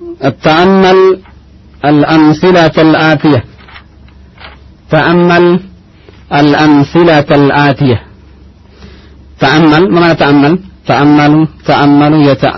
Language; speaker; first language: Arabic; non-native, fluent; Indonesian